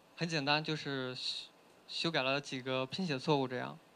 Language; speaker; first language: Chinese; native; Chinese